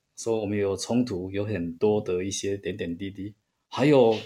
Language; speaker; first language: Chinese; native; Chinese